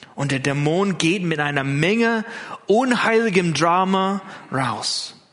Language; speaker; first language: German; non-native, fluent; English